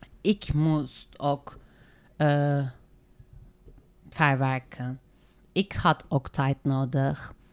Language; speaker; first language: Dutch; non-native, learner; Turkish